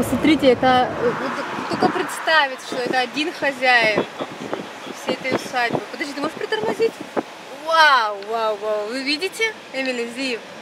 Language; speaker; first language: Russian; native; Russian